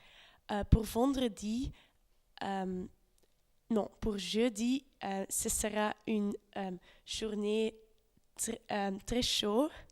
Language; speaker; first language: French; non-native, learner; Dutch